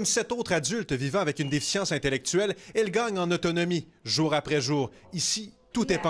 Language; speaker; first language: French; native; French